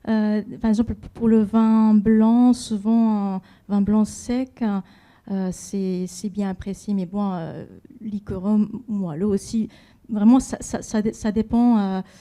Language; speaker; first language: French; non-native, fluent; Japanese